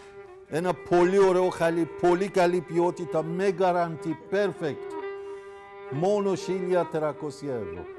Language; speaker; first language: Greek; non-native, fluent; Persian